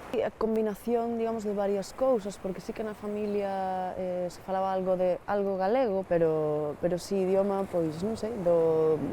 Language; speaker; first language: Galician; native; Galician